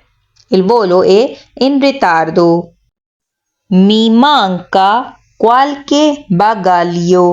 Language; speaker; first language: Italian; non-native, fluent; Urdu